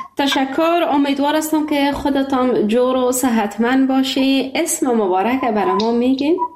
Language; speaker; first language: Persian; native; Persian